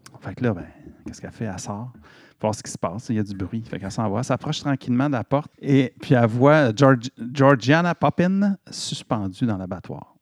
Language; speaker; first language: French; native; French